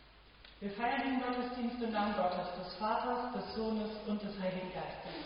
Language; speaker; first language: German; native; German